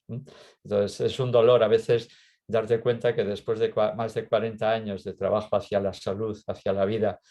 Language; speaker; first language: Spanish; native; Spanish